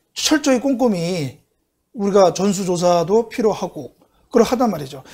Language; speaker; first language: Korean; native; Korean